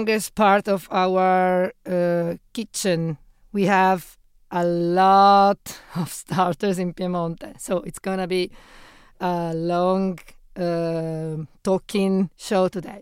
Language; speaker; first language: English; non-native, fluent; Italian